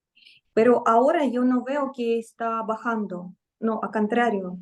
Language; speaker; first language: Spanish; non-native, fluent; Russian